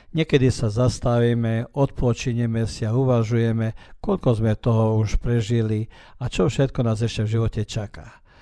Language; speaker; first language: Slovak; early bilingual, heritage; Slovak